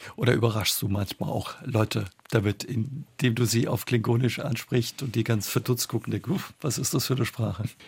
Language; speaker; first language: German; native; German